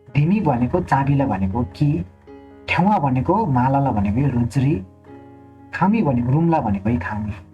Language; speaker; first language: Nepali; non-native, local second language; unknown